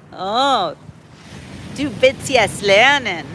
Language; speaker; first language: German; non-native, fluent; English